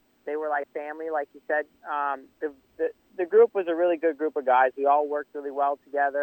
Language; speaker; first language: English; native; English